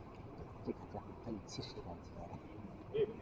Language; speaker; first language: Chinese; native; Chinese